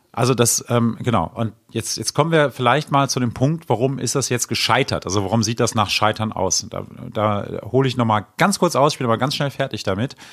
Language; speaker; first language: German; native; German